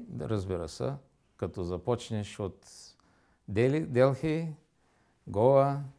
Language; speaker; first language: Bulgarian; native; Bulgarian